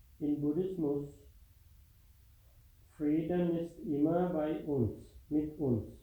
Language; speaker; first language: German; non-native, fluent; Sinhala